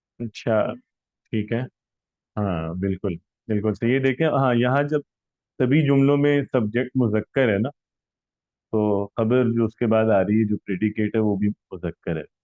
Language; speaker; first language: Urdu; native; Urdu